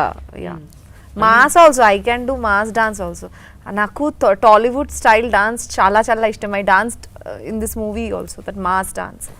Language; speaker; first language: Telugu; non-native, learner; Bangla